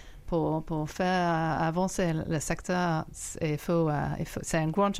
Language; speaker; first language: French; non-native, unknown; English